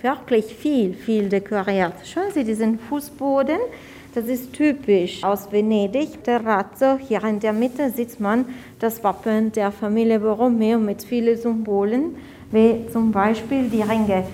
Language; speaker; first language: German; non-native, fluent; Italian